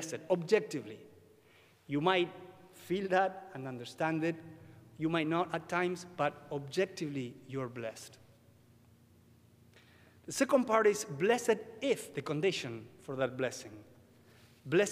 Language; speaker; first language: English; non-native, fluent; Spanish